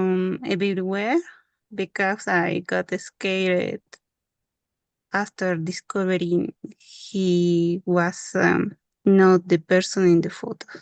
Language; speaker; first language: English; non-native, learner; Spanish